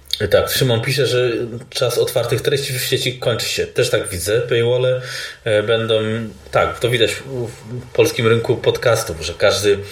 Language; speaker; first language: Polish; native; Polish